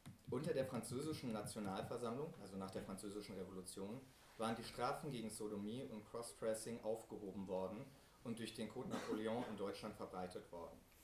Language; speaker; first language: German; native; German